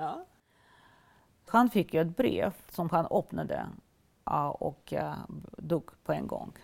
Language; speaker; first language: Swedish; non-native, fluent; Russian